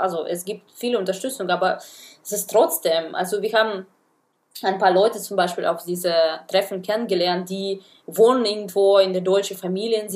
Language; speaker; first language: German; non-native, fluent; Russian